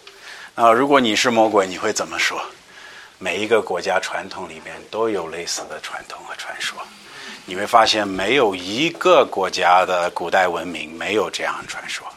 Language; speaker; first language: Chinese; non-native, fluent; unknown